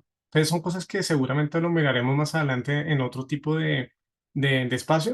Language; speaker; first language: Spanish; native; Spanish